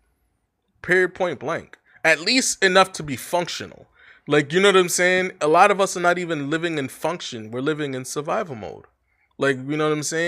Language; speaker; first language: English; native; English